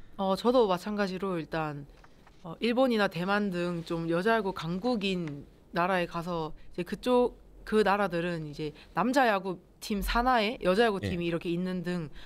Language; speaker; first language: Korean; native; Korean